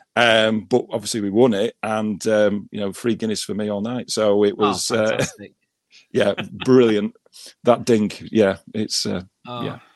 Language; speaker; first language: English; native; English